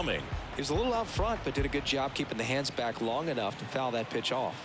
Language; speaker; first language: English; native; English